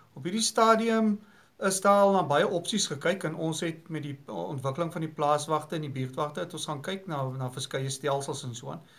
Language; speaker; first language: Afrikaans; native; Afrikaans